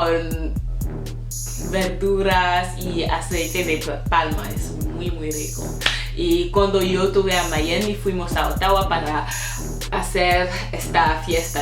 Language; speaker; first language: Spanish; non-native, fluent; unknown